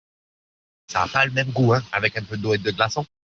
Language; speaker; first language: French; native; French